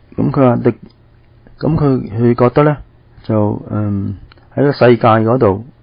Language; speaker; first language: Cantonese; native; Cantonese